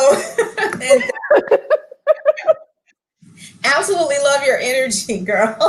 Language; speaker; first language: English; native; English